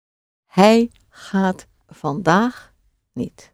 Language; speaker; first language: Dutch; non-native, fluent; English